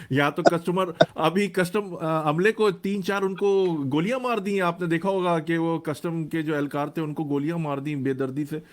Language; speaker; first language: Urdu; native; Urdu